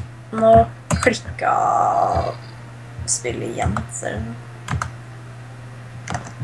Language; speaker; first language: Norwegian; native; Norwegian